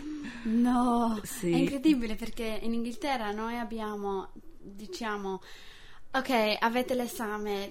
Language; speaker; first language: Italian; non-native, fluent; English